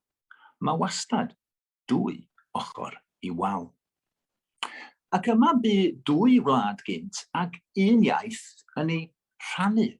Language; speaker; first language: Welsh; native; Welsh